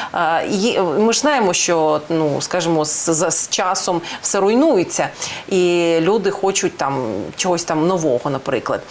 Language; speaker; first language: Ukrainian; non-native, local second language; Russian